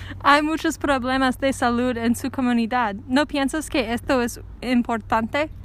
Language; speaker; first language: Spanish; non-native, learner; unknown